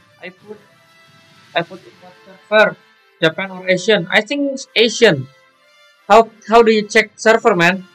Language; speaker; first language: English; non-native, learner; Indonesian